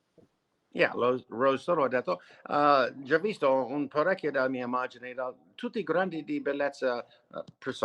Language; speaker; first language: Italian; non-native, learner; English